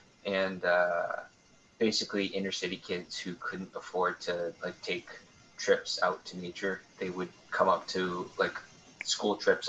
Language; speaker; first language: English; native; English